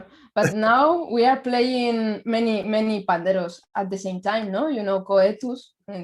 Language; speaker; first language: English; non-native, learner; Spanish